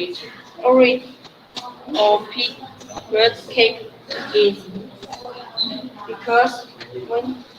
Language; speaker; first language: English; non-native, learner; Chinese